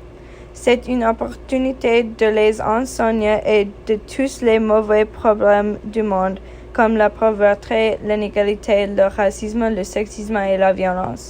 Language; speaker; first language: French; non-native, fluent; English